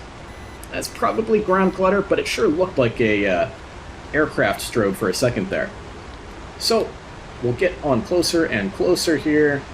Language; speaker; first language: English; native; English